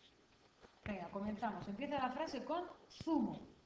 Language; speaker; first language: Spanish; native; Spanish